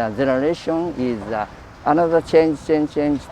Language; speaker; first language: English; non-native, learner; Japanese